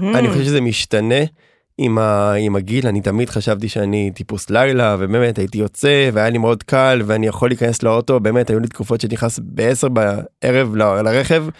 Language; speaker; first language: Hebrew; native; Hebrew